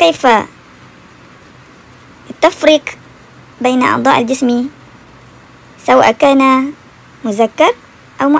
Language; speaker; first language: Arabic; non-native, fluent; Malay